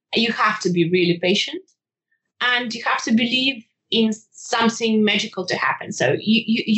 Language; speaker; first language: English; non-native, fluent; Ukrainian